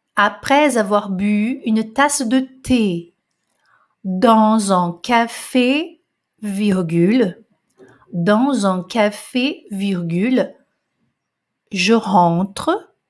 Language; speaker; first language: French; non-native, fluent; Portuguese